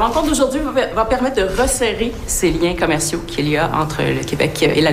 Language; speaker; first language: French; native; French